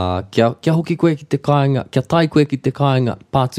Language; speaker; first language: Māori; non-native, local second language; English